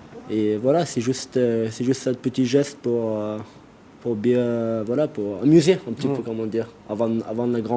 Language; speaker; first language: French; non-native, learner; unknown